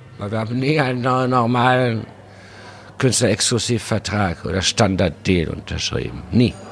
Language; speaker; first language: German; early bilingual, other home language; Spanish